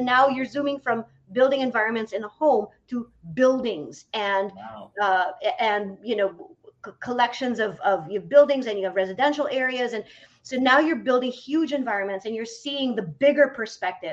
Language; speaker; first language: English; native; English